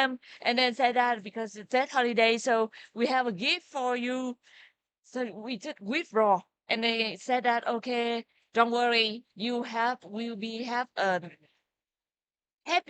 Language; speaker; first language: English; non-native, learner; Vietnamese